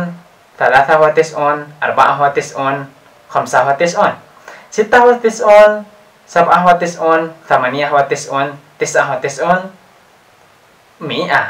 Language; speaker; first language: Arabic; non-native, learner; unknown